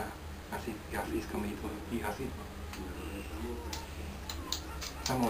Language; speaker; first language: Bulgarian; non-native, learner; Finnish